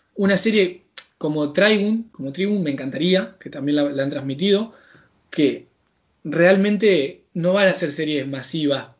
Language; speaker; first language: Spanish; native; Spanish